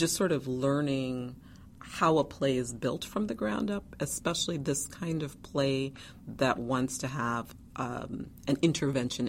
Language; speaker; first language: English; early bilingual, other home language; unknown